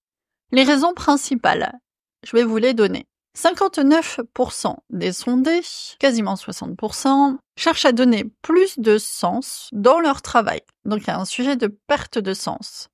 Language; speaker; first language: French; native; French